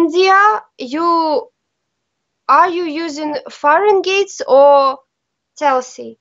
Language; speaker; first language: English; non-native, learner; Russian